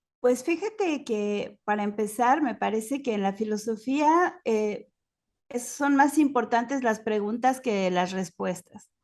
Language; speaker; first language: Spanish; native; Spanish